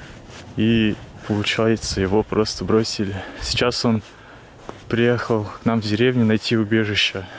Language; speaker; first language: Russian; native; Russian